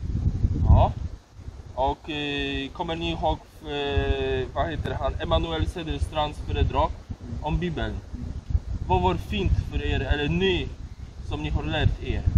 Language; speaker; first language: Swedish; non-native, fluent; Polish